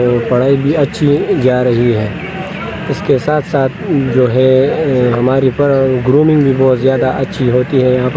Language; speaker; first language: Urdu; non-native, local second language; Pashto